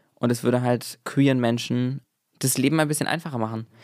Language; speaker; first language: German; native; German